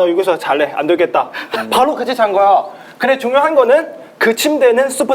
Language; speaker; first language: Korean; non-native, local second language; Chinese